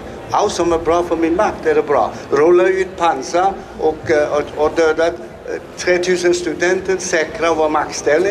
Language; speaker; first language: Swedish; non-native, fluent; Chinese